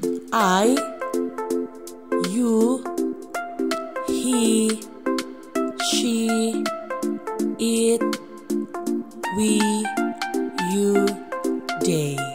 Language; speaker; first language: English; non-native, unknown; Indonesian